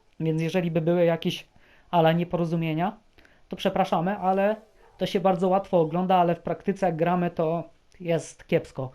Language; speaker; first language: Polish; native; Polish